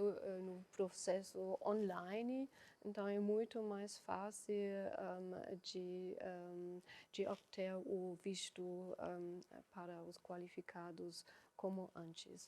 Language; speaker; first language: Portuguese; non-native, fluent; German